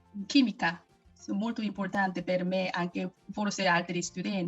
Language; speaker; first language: Italian; non-native, learner; Korean